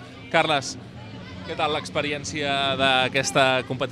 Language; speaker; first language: Catalan; native; Catalan